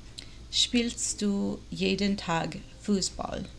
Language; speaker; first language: German; non-native, learner; English